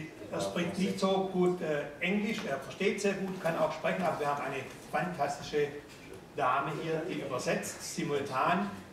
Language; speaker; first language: German; native; German